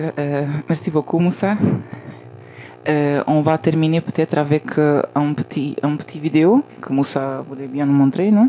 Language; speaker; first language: French; non-native, learner; Spanish